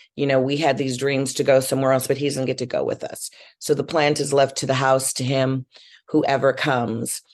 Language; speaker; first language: English; native; English